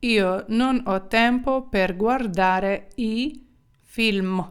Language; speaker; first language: Italian; non-native, fluent; Ukrainian